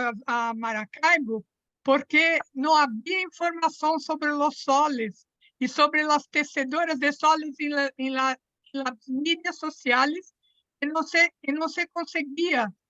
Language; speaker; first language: Spanish; non-native, fluent; Portuguese